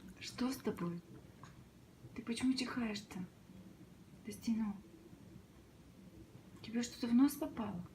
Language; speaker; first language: Russian; native; Russian